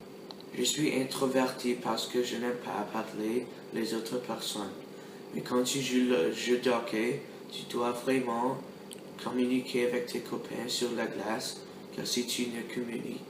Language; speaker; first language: French; non-native, learner; English